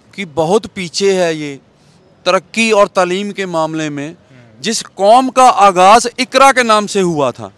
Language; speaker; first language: Hindi; native; Hindi